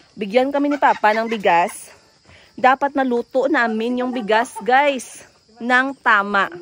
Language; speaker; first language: Filipino; non-native, local second language; Cebuano